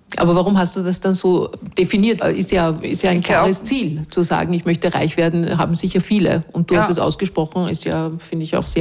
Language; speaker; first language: German; native; German